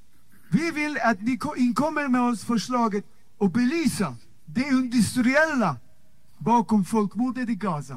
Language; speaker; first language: Swedish; non-native, fluent; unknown